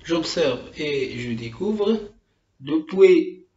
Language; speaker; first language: French; non-native, local second language; Arabic